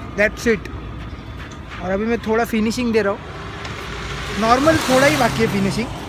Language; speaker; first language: Hindi; non-native, local second language; Marathi